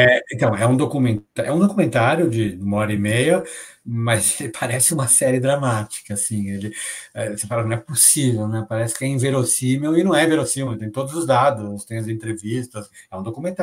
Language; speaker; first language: Portuguese; native; Portuguese